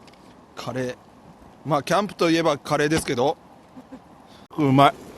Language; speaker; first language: Japanese; native; Japanese